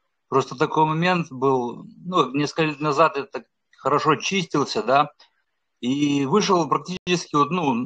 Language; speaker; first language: Russian; native; Russian